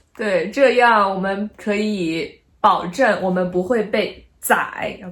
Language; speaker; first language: Chinese; native; Chinese